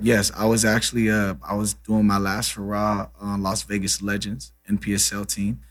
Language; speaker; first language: English; early bilingual, other home language; Portuguese